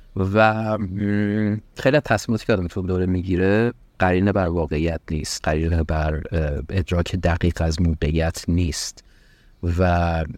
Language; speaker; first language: Persian; early bilingual, heritage; Persian